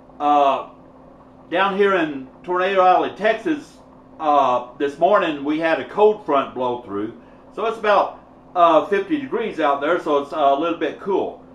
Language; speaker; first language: English; native; English